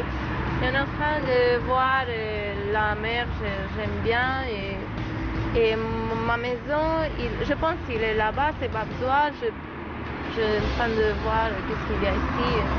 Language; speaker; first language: French; non-native, learner; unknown